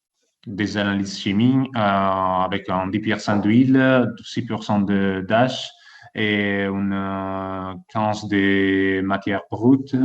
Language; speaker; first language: French; non-native, fluent; Italian